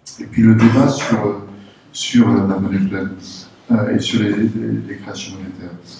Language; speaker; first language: French; native; French